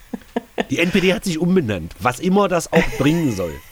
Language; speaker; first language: German; native; German